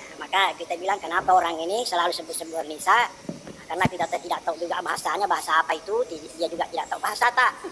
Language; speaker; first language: Indonesian; non-native, local second language; Buginese